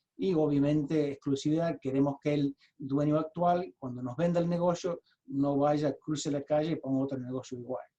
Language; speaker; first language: Spanish; early bilingual, heritage; Spanish